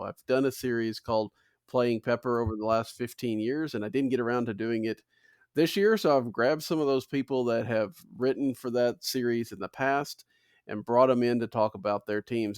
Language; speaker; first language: English; native; English